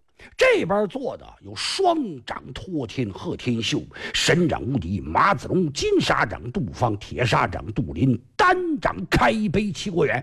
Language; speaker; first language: Chinese; native; Chinese